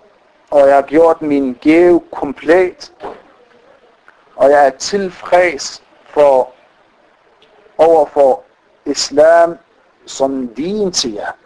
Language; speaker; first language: Danish; non-native, fluent; Arabic